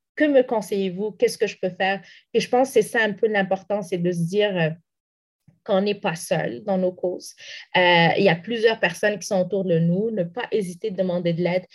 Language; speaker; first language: French; non-native, local second language; Arabic